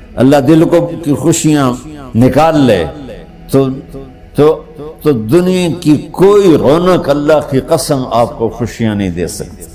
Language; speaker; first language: Urdu; non-native, local second language; Punjabi